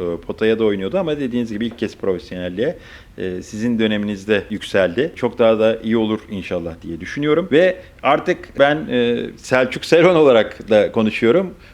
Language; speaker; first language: Turkish; native; Turkish